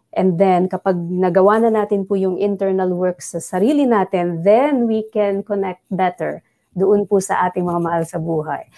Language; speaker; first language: Filipino; non-native, local second language; Bikol